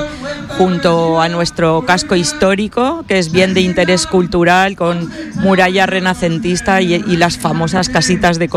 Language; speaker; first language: Spanish; native; Spanish